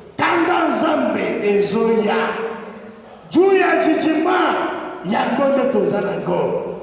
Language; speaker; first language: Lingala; non-native, fluent; Igbo